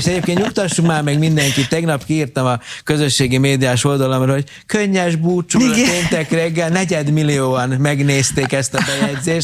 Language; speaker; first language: Hungarian; native; Hungarian